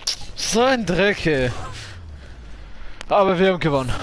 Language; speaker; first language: German; native; German